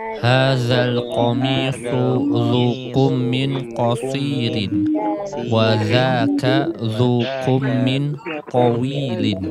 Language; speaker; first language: Arabic; non-native, learner; Indonesian